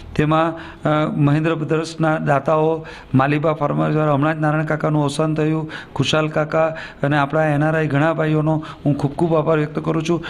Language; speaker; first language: Gujarati; native; Gujarati